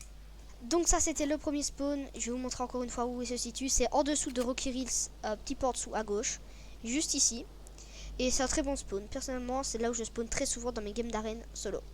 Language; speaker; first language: French; native; French